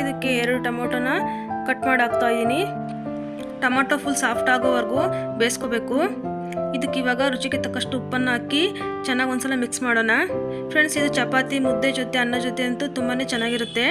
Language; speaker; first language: Kannada; native; Kannada